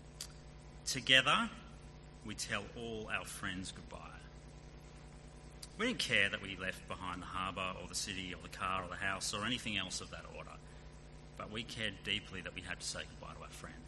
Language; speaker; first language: English; native; English